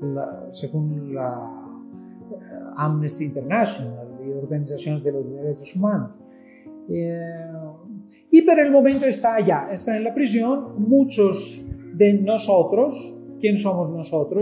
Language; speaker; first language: Spanish; non-native, fluent; Greek